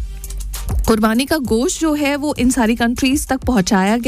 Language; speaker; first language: Hindi; native; Hindi